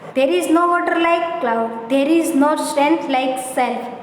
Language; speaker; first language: English; non-native, local second language; Gujarati